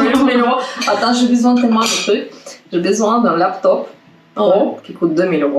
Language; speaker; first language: French; non-native, fluent; Russian